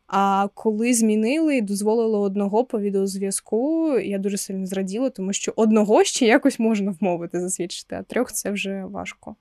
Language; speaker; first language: Ukrainian; non-native, local second language; Russian